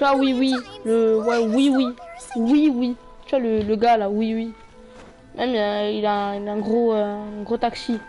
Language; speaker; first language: French; native; French